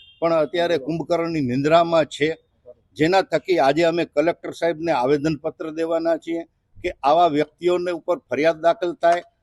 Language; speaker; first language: Gujarati; non-native, local second language; Sindhi